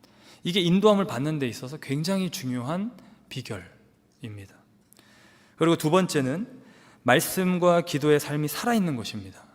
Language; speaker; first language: Korean; native; Korean